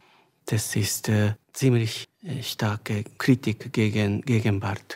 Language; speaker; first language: German; non-native, fluent; Japanese